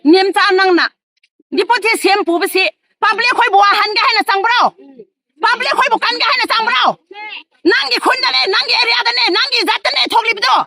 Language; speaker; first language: Manipuri; non-native, local second language; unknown